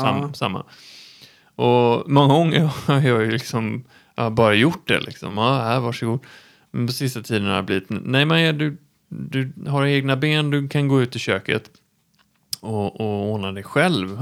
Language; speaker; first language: Swedish; native; Swedish